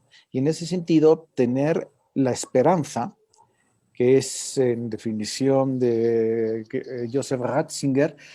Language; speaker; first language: Spanish; native; Spanish